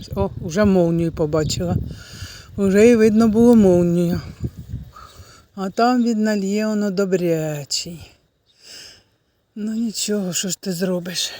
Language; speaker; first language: Ukrainian; native; Ukrainian